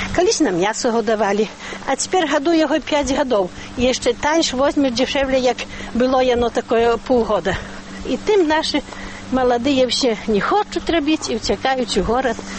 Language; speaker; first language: Ukrainian; native; Ukrainian